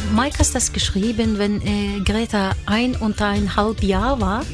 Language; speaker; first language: German; non-native, fluent; Norwegian